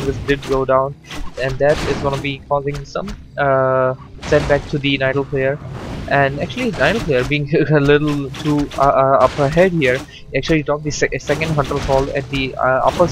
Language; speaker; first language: English; non-native, fluent; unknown